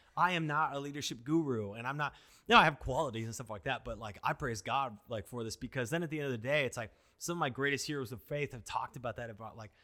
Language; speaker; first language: English; native; English